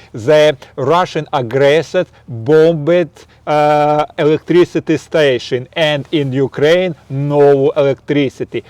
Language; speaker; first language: English; non-native, learner; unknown